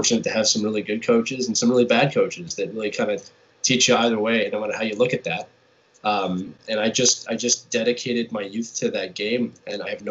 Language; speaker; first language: English; native; English